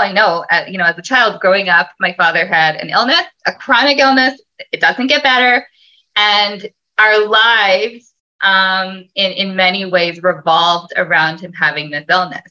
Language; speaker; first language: English; native; English